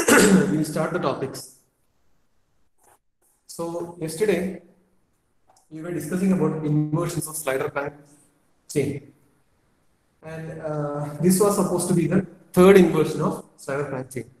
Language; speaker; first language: English; non-native, local second language; Malayalam